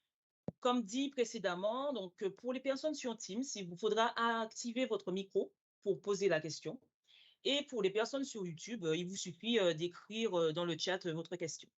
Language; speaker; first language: French; native; French